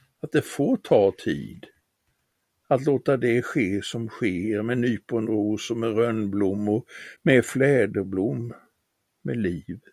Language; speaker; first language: Swedish; native; Swedish